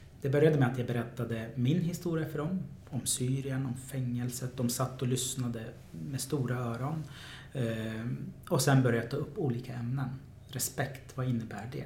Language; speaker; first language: Swedish; early bilingual, other home language; Arabic